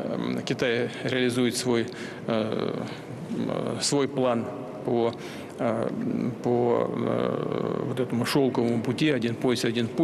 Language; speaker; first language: Russian; native; Russian